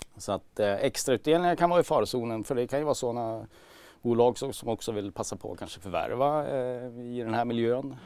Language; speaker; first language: Swedish; native; Swedish